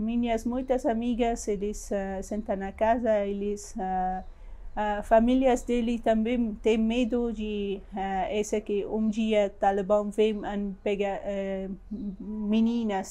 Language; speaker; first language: Portuguese; non-native, learner; Persian